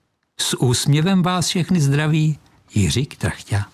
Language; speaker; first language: Czech; native; Czech